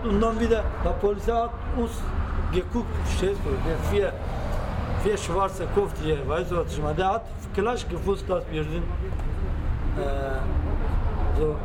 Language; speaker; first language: German; non-native, learner; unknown